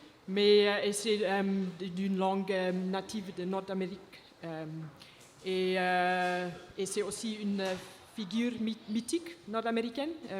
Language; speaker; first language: French; non-native, fluent; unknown